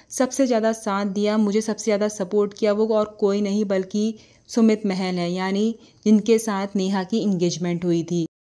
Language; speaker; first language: Hindi; native; Hindi